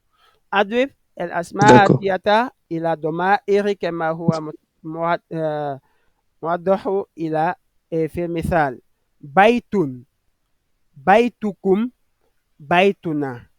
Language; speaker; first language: Arabic; non-native, fluent; French